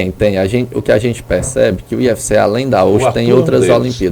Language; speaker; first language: Portuguese; native; Portuguese